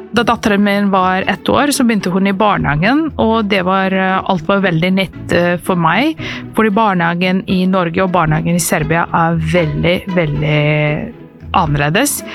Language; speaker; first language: Norwegian; non-native, fluent; Serbian